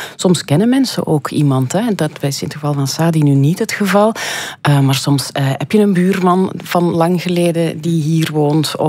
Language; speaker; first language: Dutch; native; Dutch